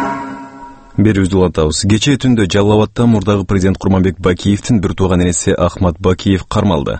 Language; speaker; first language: Kyrgyz; native; Kyrgyz